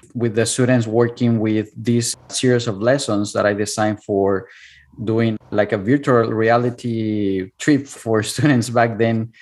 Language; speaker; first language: English; non-native, fluent; Spanish